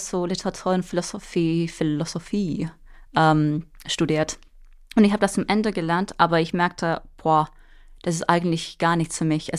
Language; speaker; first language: German; non-native, fluent; English